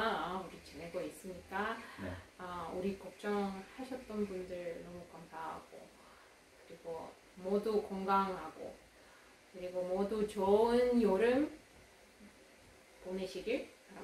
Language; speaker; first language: Korean; non-native, learner; Russian